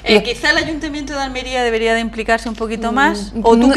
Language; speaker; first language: Spanish; native; Spanish